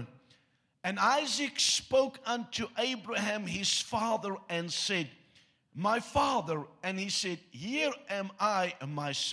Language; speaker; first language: English; non-native, local second language; Afrikaans